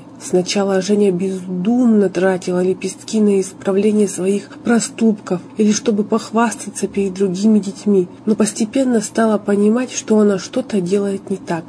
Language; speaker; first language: Russian; native; Russian